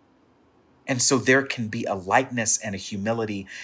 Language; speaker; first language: English; native; English